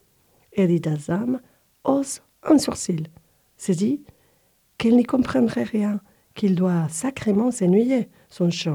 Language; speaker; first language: French; native; French